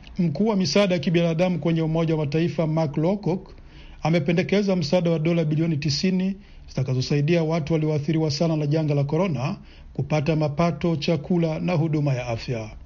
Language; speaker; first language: Swahili; non-native, local second language; Rundi